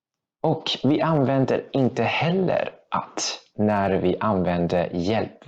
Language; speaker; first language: Swedish; non-native, fluent; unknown